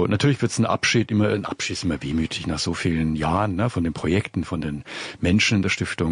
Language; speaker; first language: German; native; German